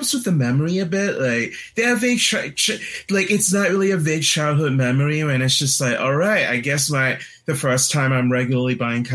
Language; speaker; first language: English; non-native, local second language; Cantonese